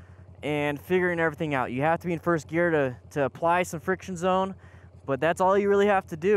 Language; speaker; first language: English; native; English